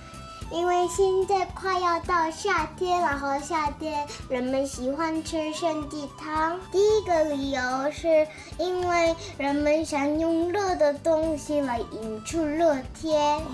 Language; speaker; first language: Chinese; non-native, learner; Korean